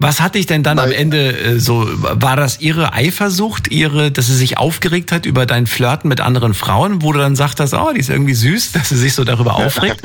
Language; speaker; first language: German; native; German